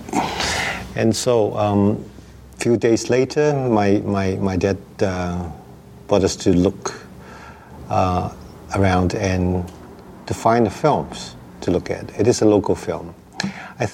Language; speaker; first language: English; non-native, local second language; Wu Chinese